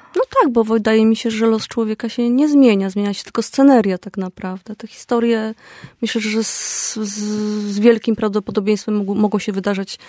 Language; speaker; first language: Polish; native; Polish